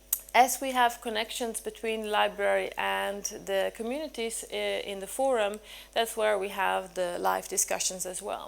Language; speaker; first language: English; non-native, fluent; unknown